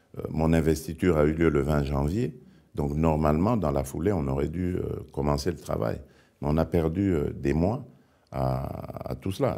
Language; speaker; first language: French; non-native, local second language; Lingala